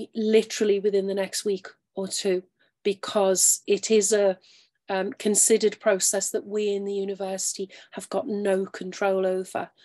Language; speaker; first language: English; native; English